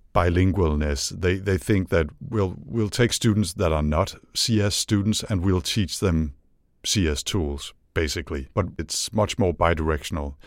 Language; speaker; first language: English; non-native, fluent; Danish